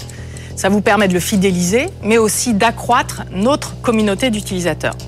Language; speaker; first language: French; native; French